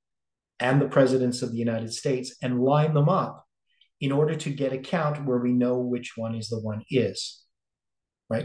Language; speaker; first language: English; native; English